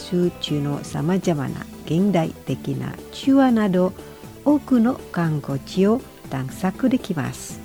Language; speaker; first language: Japanese; non-native, fluent; Indonesian